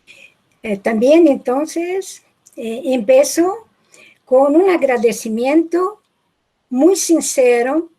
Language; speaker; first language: Spanish; non-native, fluent; Portuguese